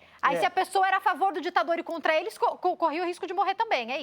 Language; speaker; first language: Portuguese; native; Portuguese